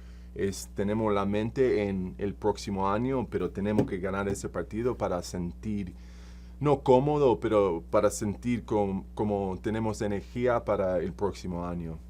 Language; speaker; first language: Spanish; early bilingual, heritage; Spanish